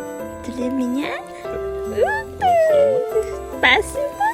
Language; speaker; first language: Russian; non-native, learner; Vietnamese